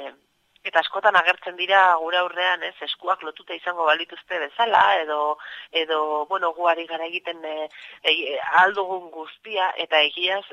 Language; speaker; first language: Basque; native; Basque